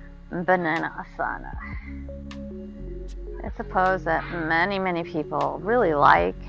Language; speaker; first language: English; native; English